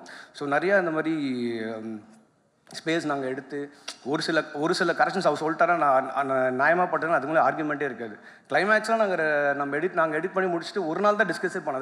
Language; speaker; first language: Tamil; native; Tamil